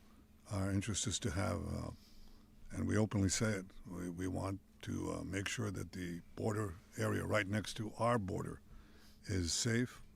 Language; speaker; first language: English; non-native, fluent; Hebrew